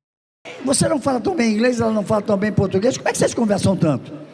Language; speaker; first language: Portuguese; native; Portuguese